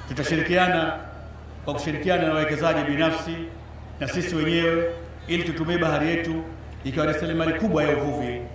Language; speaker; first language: Swahili; native; Swahili